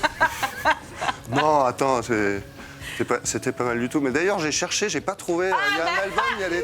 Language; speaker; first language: French; native; French